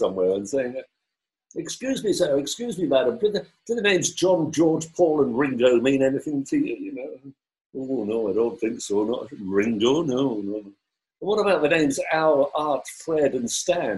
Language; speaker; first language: English; native; English